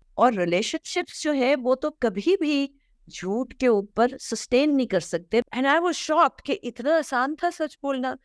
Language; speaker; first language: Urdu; early bilingual, heritage; Urdu